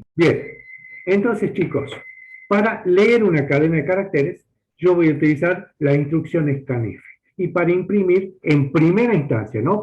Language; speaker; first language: Spanish; native; Spanish